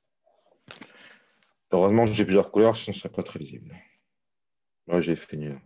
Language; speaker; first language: French; native; French